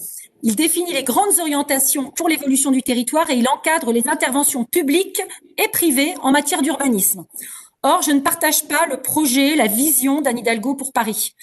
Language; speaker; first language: French; native; French